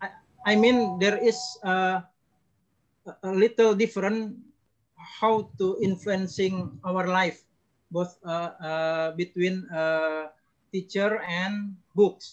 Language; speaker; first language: English; non-native, learner; Indonesian